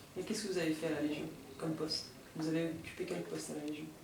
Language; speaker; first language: French; native; French